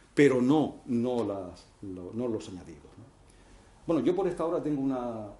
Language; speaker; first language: Spanish; native; Spanish